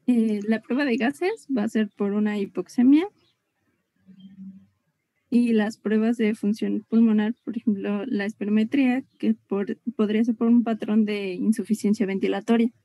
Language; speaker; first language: Spanish; native; Spanish